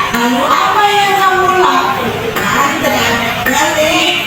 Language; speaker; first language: Indonesian; native; Indonesian